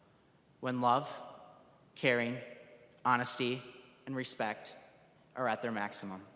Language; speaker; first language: English; native; English